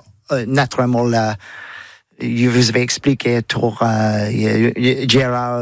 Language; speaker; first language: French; non-native, learner; English